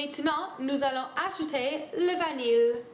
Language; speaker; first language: French; non-native, learner; English